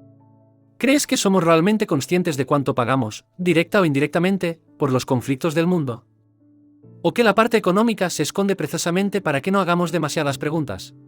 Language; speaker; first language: Spanish; native; Spanish